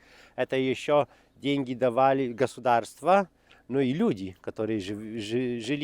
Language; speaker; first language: Russian; non-native, fluent; Lithuanian